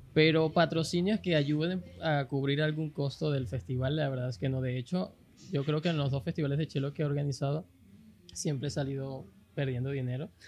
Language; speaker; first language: Spanish; native; Spanish